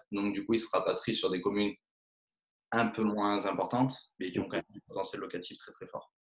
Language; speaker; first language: French; native; French